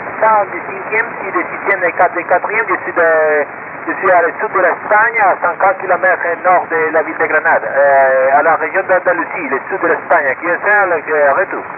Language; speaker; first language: French; non-native, learner; Spanish